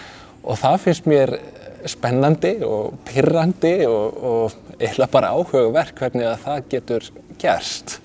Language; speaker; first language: Icelandic; non-native, fluent; Danish